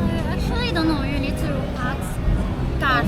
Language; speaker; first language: English; non-native, learner; Thai